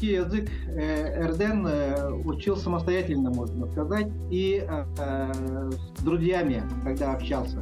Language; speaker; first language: Russian; non-native, local second language; Yakut